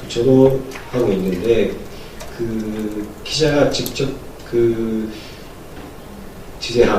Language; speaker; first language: Korean; non-native, learner; Japanese